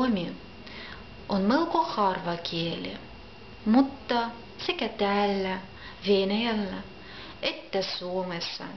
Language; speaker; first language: Finnish; non-native, fluent; Russian